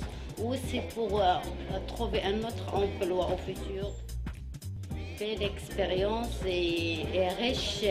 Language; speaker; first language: French; non-native, local second language; Arabic